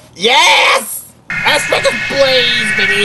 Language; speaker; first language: English; native; English